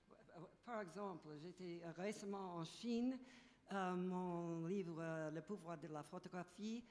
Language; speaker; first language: French; non-native, fluent; English